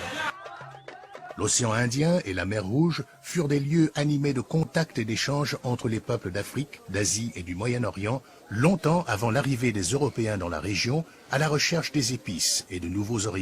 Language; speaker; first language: French; native; French